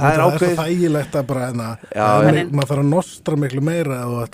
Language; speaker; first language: Icelandic; native; Icelandic